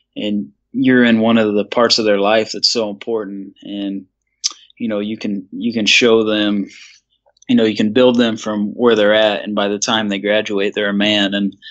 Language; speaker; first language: English; native; English